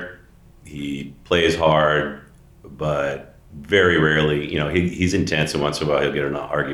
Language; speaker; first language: English; native; English